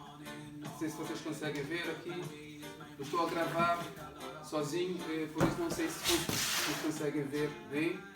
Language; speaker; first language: Portuguese; non-native, local second language; Kabuverdianu